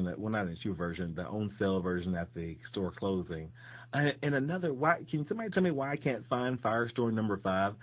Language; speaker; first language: English; native; English